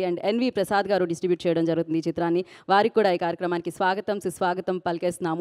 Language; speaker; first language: Telugu; native; Telugu